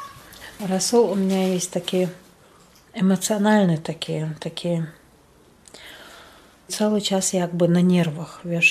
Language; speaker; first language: Polish; non-native, learner; Chechen